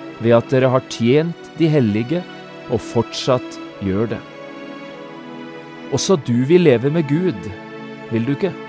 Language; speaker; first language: Norwegian; native; Norwegian